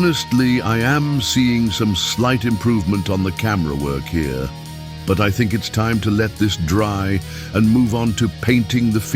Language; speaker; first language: English; native; English